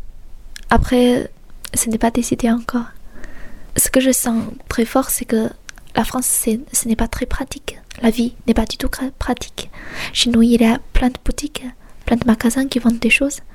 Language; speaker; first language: French; non-native, fluent; Chinese